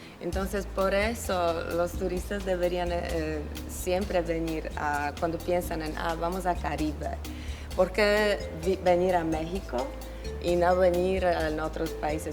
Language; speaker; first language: Spanish; non-native, learner; Polish